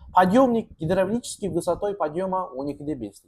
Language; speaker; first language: Russian; non-native, local second language; Kazakh